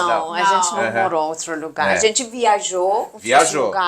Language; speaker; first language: Portuguese; non-native, learner; Persian